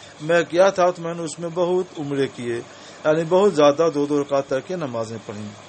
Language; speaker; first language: Urdu; native; Urdu